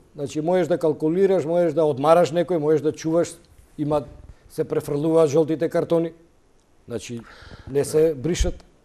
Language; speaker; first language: Macedonian; native; Macedonian